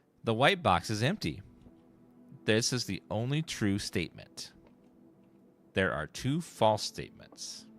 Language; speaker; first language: English; native; English